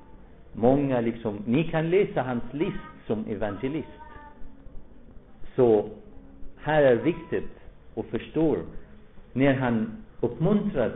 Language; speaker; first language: Swedish; non-native, fluent; Arabic